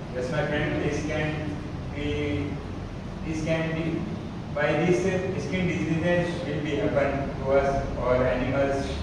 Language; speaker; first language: English; non-native, learner; Hindi